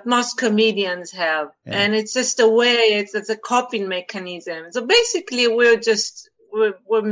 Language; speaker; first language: English; non-native, fluent; Hebrew